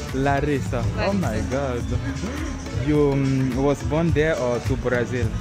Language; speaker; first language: English; non-native, learner; French